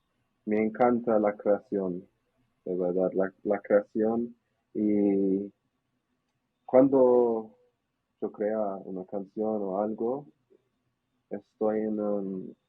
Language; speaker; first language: Spanish; non-native, learner; English